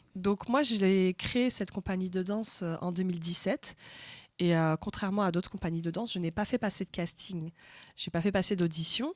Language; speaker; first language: French; early bilingual, other home language; Arabic